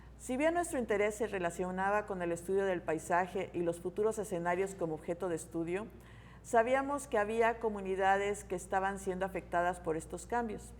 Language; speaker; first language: Spanish; native; Spanish